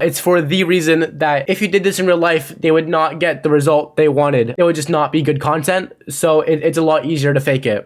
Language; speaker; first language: English; native; English